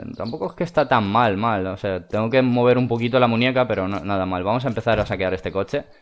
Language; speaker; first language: Spanish; non-native, fluent; Russian